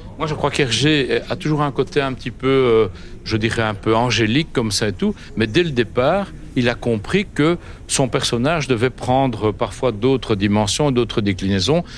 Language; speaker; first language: French; native; French